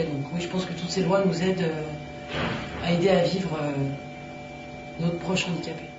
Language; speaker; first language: French; native; French